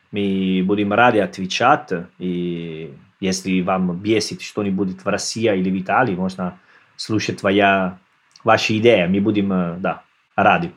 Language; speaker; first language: Russian; non-native, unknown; Italian